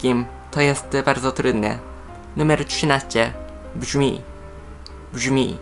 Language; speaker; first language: Polish; non-native, fluent; Japanese